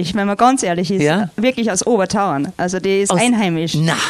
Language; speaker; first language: German; native; German